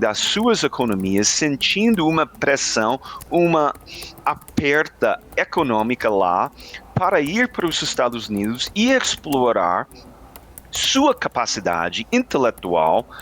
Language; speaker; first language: Portuguese; non-native, fluent; English